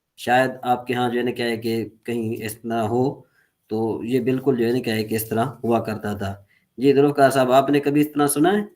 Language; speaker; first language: Urdu; non-native, local second language; Sindhi